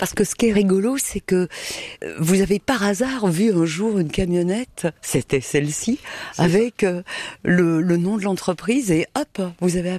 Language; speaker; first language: French; native; French